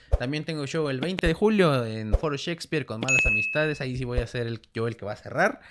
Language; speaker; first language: Spanish; native; Spanish